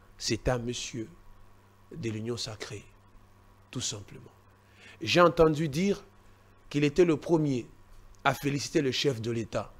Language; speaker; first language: French; non-native, local second language; Luba-Lulua